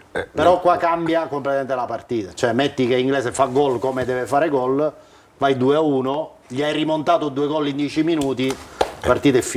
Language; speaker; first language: Italian; native; Italian